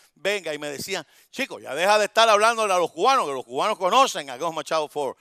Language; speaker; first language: Spanish; native; Spanish